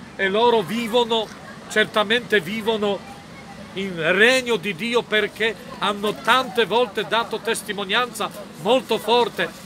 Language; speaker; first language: Italian; non-native, fluent; Polish